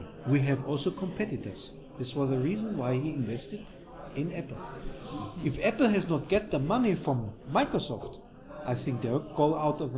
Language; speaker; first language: English; non-native, fluent; German